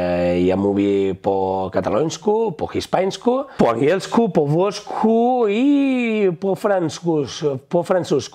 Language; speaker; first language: Polish; non-native, learner; Catalan